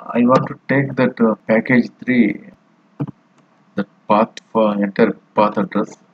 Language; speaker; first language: English; non-native, local second language; Telugu